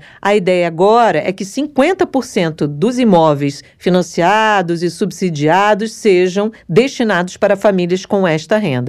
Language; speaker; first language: Portuguese; native; Portuguese